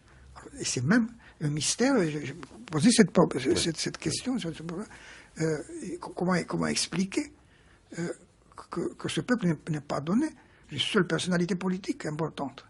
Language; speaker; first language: French; non-native, fluent; Romanian